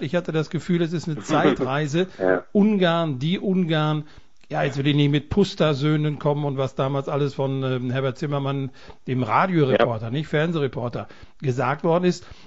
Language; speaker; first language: German; native; German